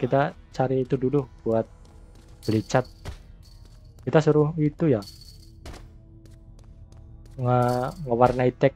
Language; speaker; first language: Indonesian; native; Indonesian